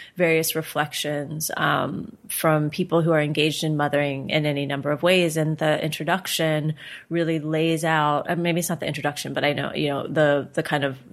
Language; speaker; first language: English; native; English